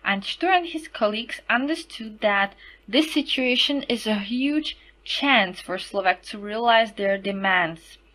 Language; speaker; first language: English; non-native, fluent; Slovak